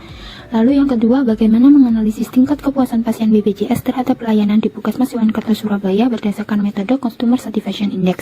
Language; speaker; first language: Indonesian; native; Indonesian